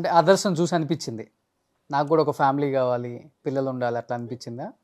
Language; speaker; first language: Telugu; native; Telugu